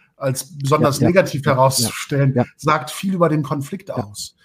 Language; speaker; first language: German; native; German